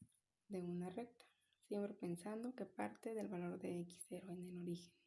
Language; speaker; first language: Spanish; native; Spanish